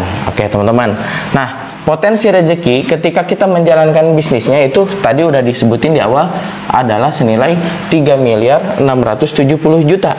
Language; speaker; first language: Indonesian; non-native, local second language; Sundanese